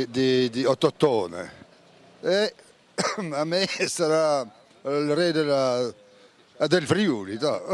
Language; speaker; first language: Italian; non-native, fluent; French